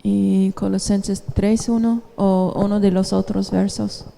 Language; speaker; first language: Spanish; non-native, fluent; English